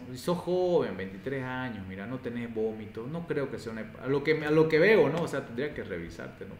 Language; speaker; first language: Spanish; native; Spanish